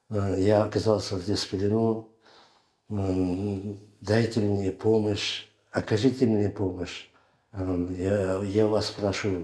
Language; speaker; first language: Russian; non-native, learner; Uzbek